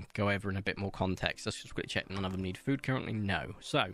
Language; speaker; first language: English; native; English